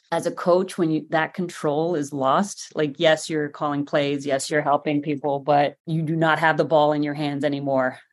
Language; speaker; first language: English; native; English